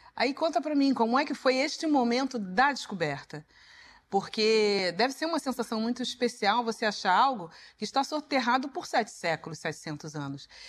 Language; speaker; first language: Portuguese; native; Portuguese